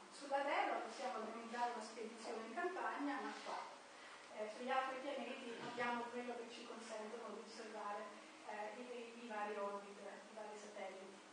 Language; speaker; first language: Italian; native; Italian